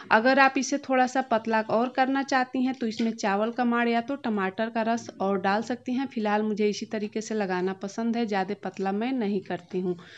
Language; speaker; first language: Hindi; native; Hindi